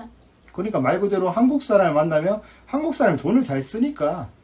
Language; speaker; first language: Korean; native; Korean